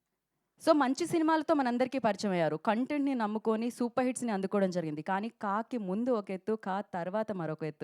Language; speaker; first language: Telugu; native; Telugu